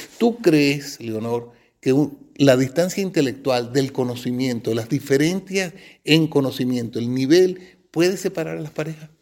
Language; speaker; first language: Spanish; native; Spanish